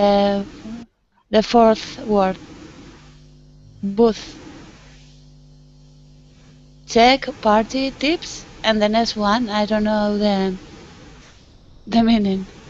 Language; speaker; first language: English; non-native, learner; Spanish